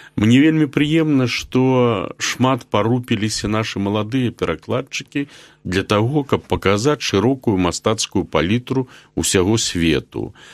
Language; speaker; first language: Belarusian; native; Belarusian